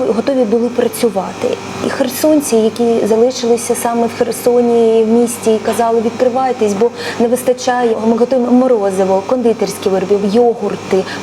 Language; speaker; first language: Ukrainian; native; Ukrainian